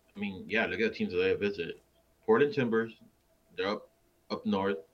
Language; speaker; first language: English; native; English